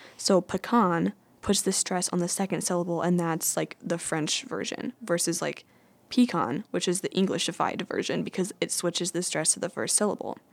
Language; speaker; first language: English; native; English